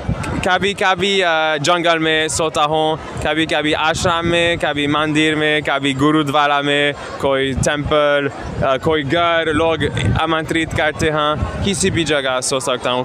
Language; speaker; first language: Hindi; non-native, learner; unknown